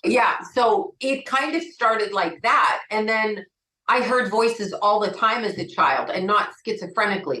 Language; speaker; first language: English; native; English